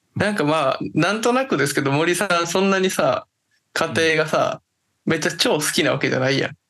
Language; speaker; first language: Japanese; native; Japanese